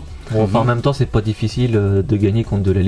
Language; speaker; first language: French; native; French